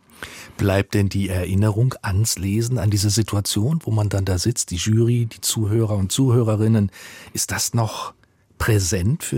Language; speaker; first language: German; native; German